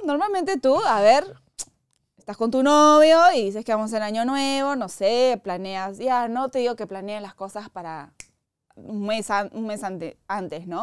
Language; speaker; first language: Spanish; native; Spanish